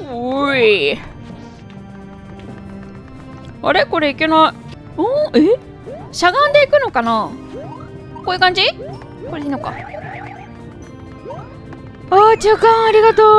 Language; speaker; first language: Japanese; native; Japanese